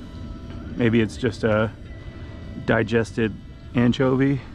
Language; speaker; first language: English; native; English